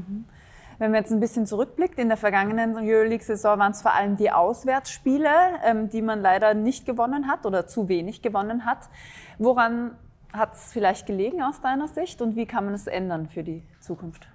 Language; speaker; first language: German; native; German